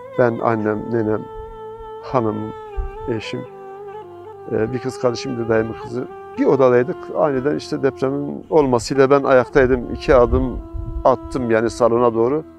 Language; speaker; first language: Turkish; non-native, local second language; Zaza